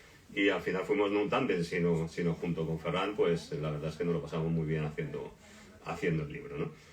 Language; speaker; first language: Spanish; native; Spanish